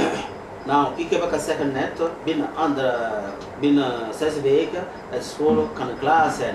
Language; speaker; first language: Dutch; non-native, learner; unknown